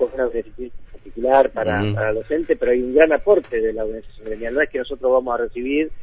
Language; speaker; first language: Spanish; native; Spanish